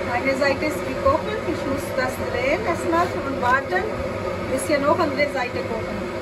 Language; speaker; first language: German; non-native, learner; Urdu